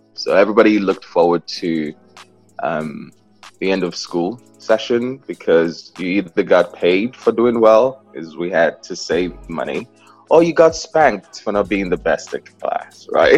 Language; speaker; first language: English; non-native, local second language; Igbo